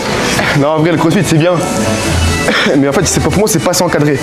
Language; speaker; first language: French; native; French